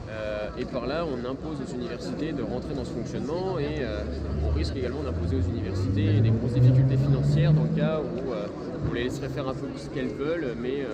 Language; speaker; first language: French; native; French